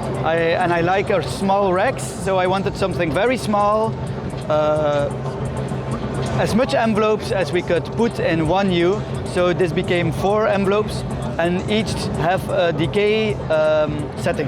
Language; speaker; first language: English; non-native, fluent; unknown